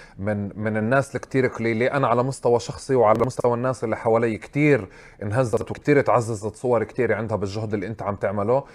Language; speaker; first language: Arabic; native; Arabic